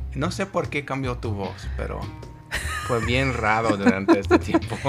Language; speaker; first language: Spanish; non-native, learner; English